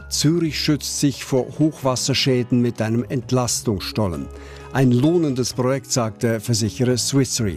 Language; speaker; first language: German; native; German